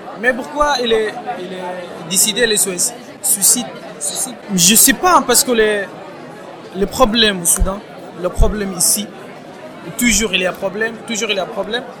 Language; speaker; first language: French; non-native, learner; Arabic